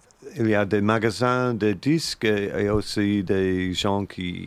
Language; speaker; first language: French; non-native, learner; English